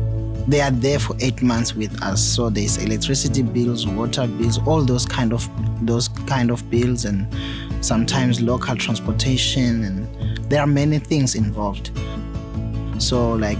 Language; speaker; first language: English; non-native, local second language; Swati